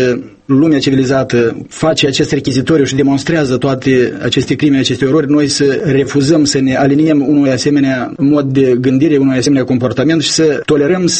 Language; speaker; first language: Romanian; native; Romanian